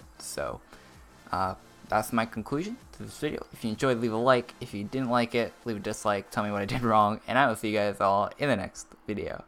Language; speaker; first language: English; native; English